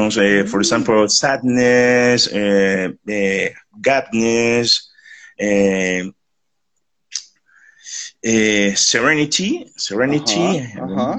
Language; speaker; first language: English; non-native, learner; Spanish